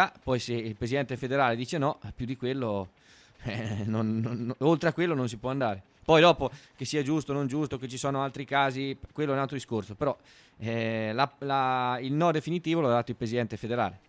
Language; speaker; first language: Italian; native; Italian